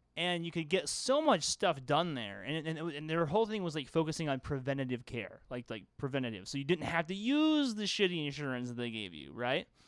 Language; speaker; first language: English; native; English